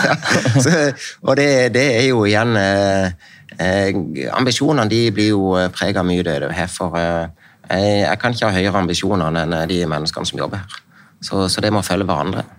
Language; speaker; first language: Norwegian; native; Norwegian